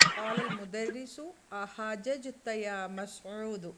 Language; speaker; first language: Arabic; non-native, fluent; Malayalam